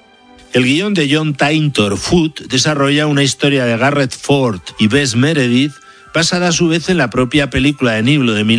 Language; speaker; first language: Spanish; native; Spanish